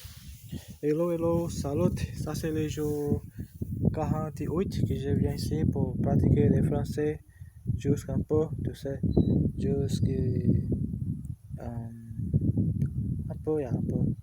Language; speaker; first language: French; non-native, learner; Portuguese